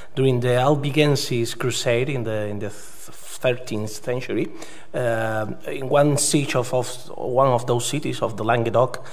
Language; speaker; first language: English; non-native, fluent; Spanish